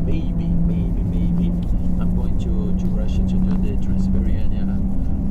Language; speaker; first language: English; non-native, fluent; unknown